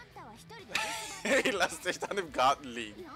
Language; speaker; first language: German; native; German